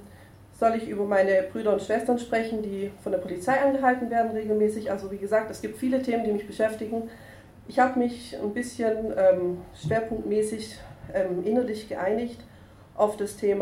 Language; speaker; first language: German; native; German